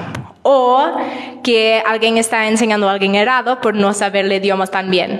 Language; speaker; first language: Spanish; non-native, learner; English